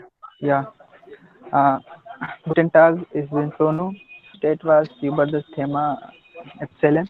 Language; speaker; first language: German; non-native, learner; Hindi